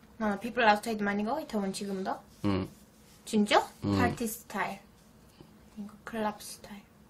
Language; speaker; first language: Korean; non-native, learner; Turkish